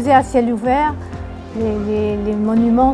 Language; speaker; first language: French; non-native, local second language; Luxembourgish